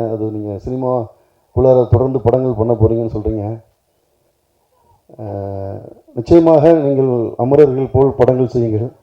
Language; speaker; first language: Tamil; native; Tamil